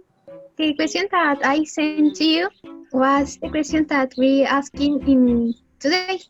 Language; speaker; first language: English; non-native, learner; Spanish